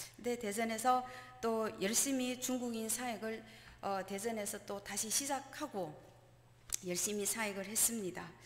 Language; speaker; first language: Korean; non-native, fluent; Chinese